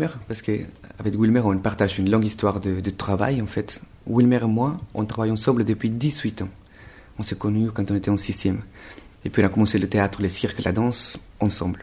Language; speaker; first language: French; non-native, fluent; Spanish